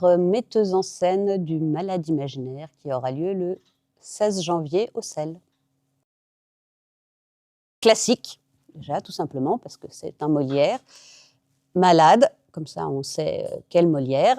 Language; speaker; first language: French; native; French